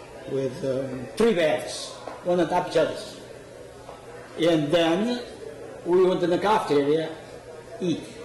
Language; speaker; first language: English; non-native, fluent; Portuguese